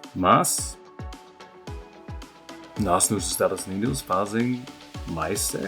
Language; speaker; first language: Portuguese; non-native, fluent; English